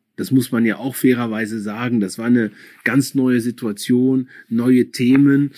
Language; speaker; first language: German; early bilingual, other home language; Akan